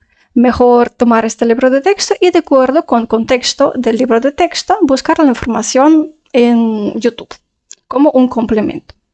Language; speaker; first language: Spanish; non-native, fluent; Russian